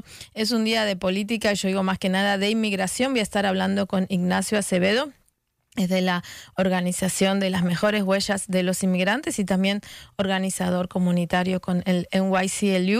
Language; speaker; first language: Spanish; native; Spanish